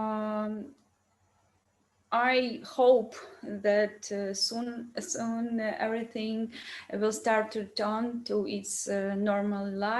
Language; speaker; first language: English; non-native, learner; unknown